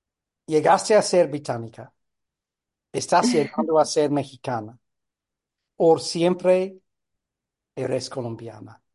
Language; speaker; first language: Spanish; non-native, fluent; English